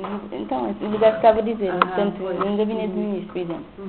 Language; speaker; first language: Portuguese; non-native, local second language; Kabuverdianu